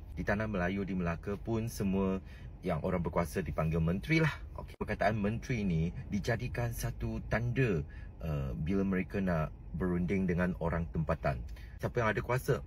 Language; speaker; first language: Malay; non-native, local second language; Chinese